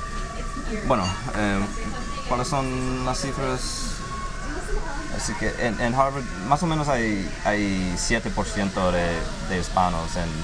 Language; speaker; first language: Spanish; non-native, fluent; English